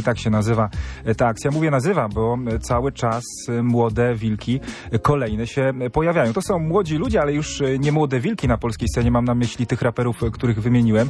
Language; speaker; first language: Polish; native; Polish